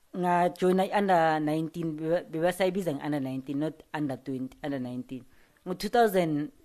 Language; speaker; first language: Zulu; non-native, local second language; South Ndebele